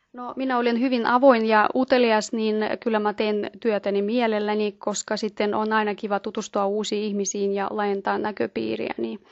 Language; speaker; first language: Finnish; non-native, fluent; Russian